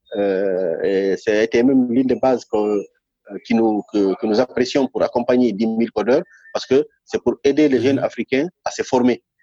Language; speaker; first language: French; non-native, local second language; Fula